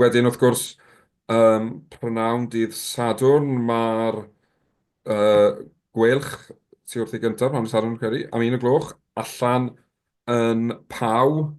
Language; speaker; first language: Welsh; native; Welsh